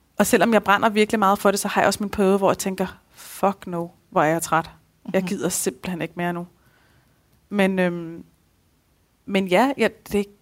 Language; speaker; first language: Danish; early bilingual, other home language; Persian